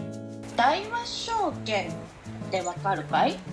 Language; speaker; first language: Japanese; native; Japanese